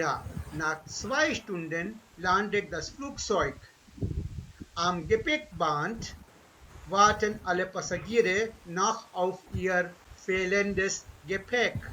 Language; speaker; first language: German; non-native, fluent; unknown